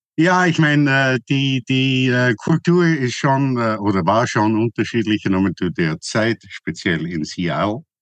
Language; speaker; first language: German; native; German